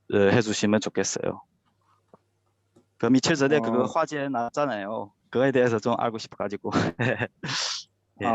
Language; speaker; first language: Korean; non-native, fluent; Chinese